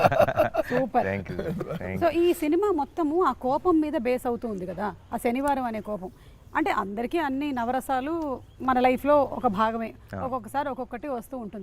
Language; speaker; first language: Telugu; native; Telugu